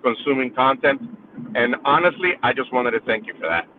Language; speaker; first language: English; early bilingual, other home language; Spanish